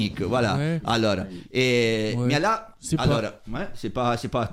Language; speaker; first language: French; non-native, fluent; Italian